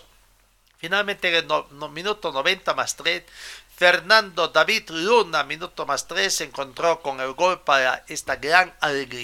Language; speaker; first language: Spanish; native; Spanish